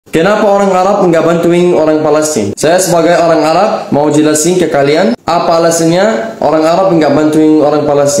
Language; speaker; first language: Indonesian; non-native, fluent; Arabic